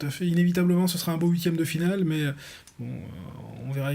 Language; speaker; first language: French; native; French